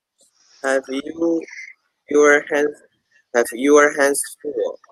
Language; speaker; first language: English; non-native, learner; Chinese